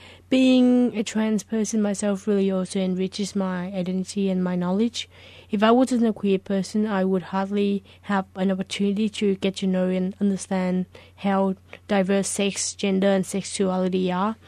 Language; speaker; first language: English; early bilingual, other home language; Vietnamese